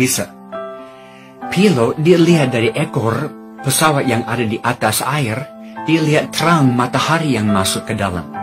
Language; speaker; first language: Indonesian; non-native, fluent; English